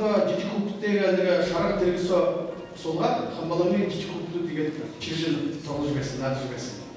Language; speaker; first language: Mongolian; non-native, learner; Buriat